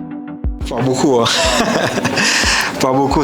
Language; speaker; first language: French; non-native, local second language; Haitian Creole